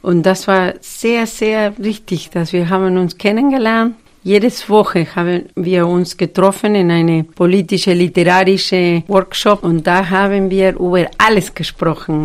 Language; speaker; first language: German; non-native, fluent; Spanish